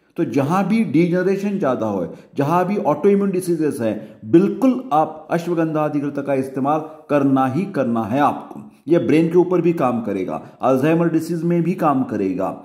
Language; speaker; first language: Hindi; non-native, local second language; Marathi